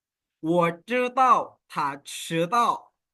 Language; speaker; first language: Chinese; non-native, fluent; Indonesian